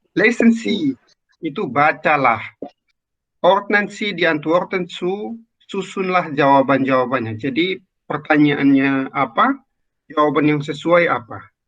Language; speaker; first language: Indonesian; native; Indonesian